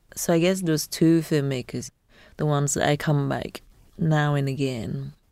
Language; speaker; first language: English; non-native, fluent; Vietnamese